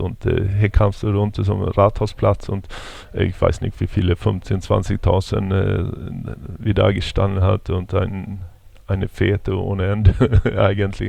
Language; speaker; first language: German; non-native, fluent; Swedish